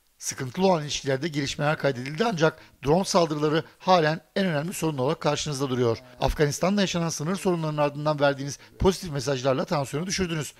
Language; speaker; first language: Turkish; native; Turkish